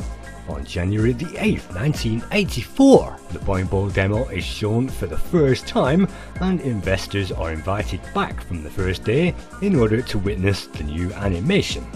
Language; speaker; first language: English; native; English